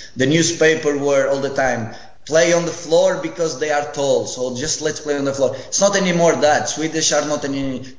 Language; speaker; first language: English; non-native, fluent; Portuguese